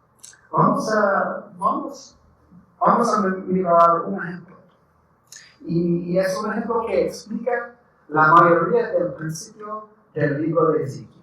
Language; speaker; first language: Spanish; non-native, learner; English